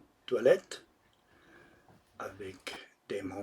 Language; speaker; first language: French; non-native, local second language; German